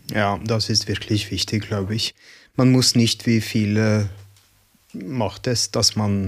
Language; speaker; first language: German; non-native, learner; Norwegian